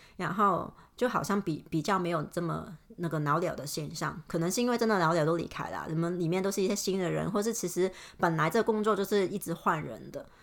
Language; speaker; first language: Chinese; non-native, local second language; Cantonese